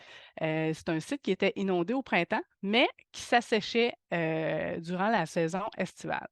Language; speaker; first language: French; native; French